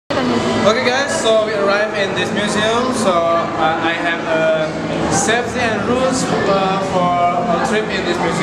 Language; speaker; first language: English; non-native, learner; Indonesian